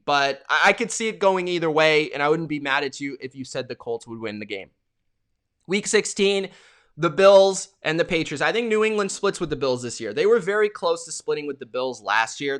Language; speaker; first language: English; native; English